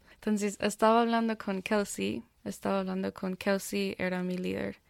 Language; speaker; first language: Spanish; non-native, fluent; English